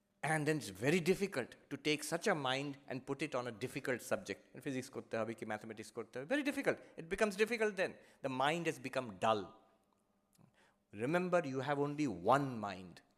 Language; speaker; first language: English; non-native, local second language; Bangla